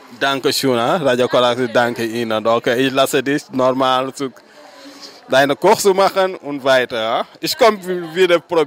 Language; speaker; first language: German; non-native, learner; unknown